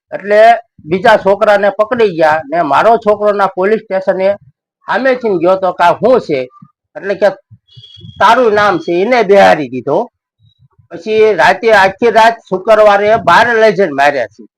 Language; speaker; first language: Gujarati; native; Gujarati